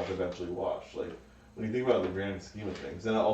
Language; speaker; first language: English; native; English